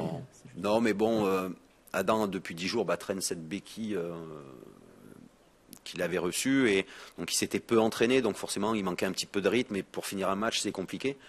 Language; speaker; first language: French; native; French